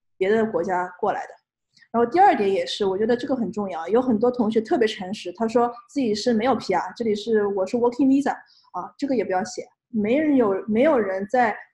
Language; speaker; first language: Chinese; native; Chinese